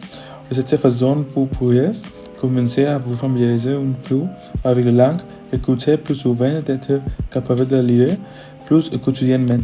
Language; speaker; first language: French; non-native, learner; Spanish